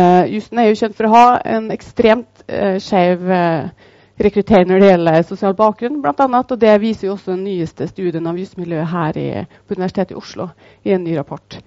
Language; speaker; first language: Norwegian; native; Norwegian